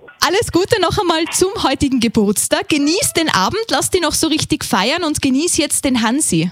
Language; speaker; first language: German; native; German